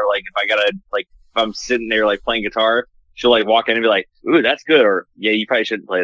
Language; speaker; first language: English; native; English